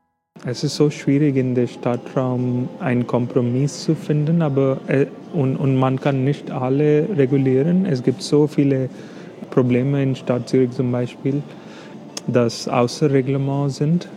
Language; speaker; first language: German; non-native, fluent; English